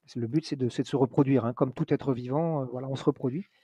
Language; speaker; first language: French; native; French